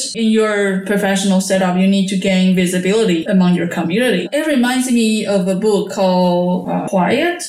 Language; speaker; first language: English; non-native, fluent; Chinese